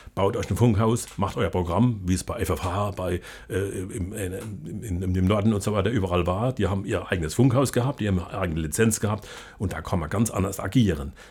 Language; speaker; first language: German; native; German